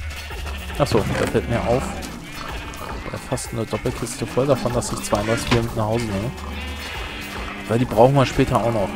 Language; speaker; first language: German; native; German